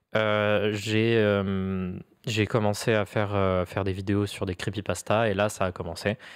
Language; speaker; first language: French; native; French